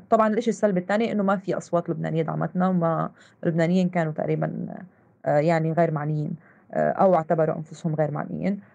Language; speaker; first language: Arabic; native; Arabic